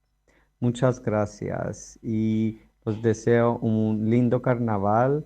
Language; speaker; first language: Spanish; non-native, fluent; Greek